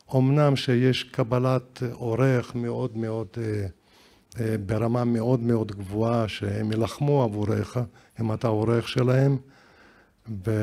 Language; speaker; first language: Hebrew; non-native, fluent; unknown